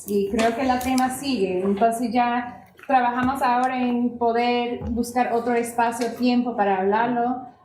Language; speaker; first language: Spanish; non-native, fluent; English